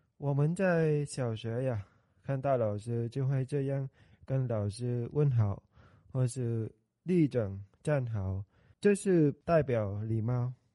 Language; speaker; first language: Chinese; non-native, learner; Vietnamese